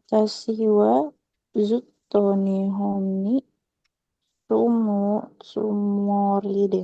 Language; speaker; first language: Japanese; non-native, learner; Indonesian